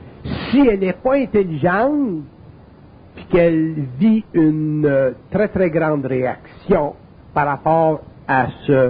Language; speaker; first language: French; native; French